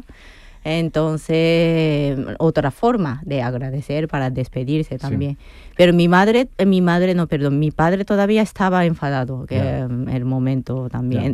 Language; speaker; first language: Spanish; non-native, fluent; Japanese